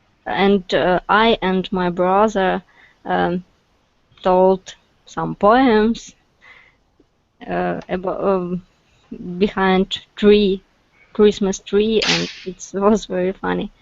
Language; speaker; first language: English; non-native, learner; Russian